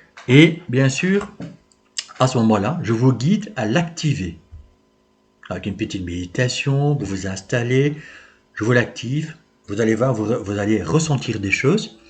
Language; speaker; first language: French; native; French